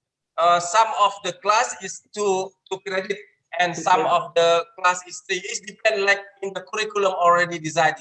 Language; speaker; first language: English; non-native, learner; Indonesian